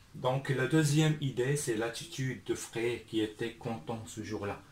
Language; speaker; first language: French; non-native, local second language; Arabic